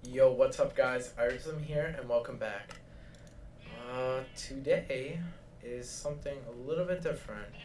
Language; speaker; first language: English; native; English